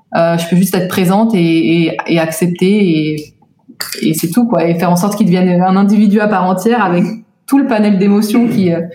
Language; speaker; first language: French; native; French